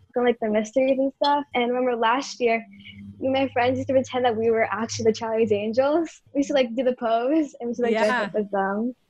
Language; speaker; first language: English; native; English